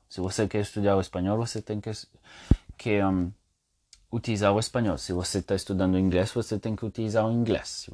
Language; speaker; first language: Portuguese; non-native, fluent; Italian